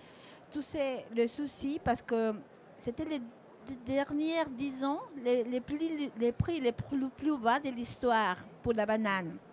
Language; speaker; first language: French; non-native, fluent; Spanish